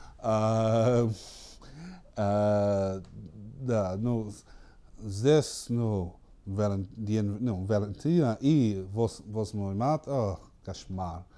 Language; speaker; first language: Russian; non-native, learner; English